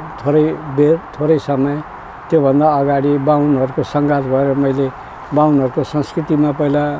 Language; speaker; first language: Nepali; non-native, local second language; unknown